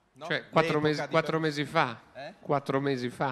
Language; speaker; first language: Italian; native; Italian